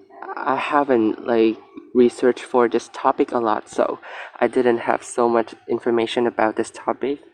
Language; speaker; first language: English; non-native, learner; Vietnamese